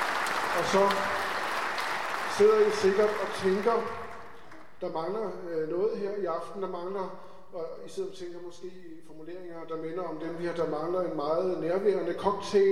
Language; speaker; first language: Danish; native; Danish